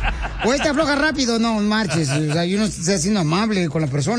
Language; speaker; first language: Spanish; native; Spanish